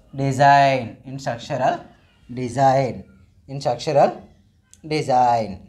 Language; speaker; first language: English; non-native, local second language; Telugu